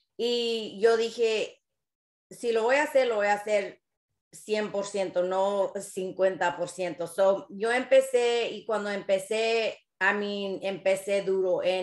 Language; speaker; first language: Spanish; early bilingual, heritage; Spanish